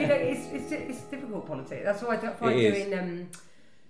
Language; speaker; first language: English; native; English